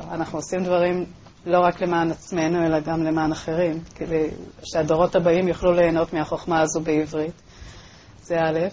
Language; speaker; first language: Hebrew; native; Hebrew